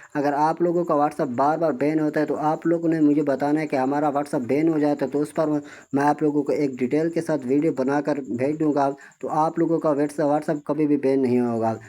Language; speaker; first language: Urdu; non-native, local second language; Punjabi